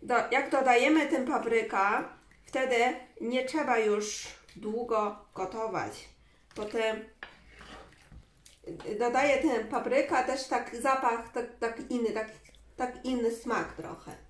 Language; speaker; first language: Polish; non-native, learner; Chinese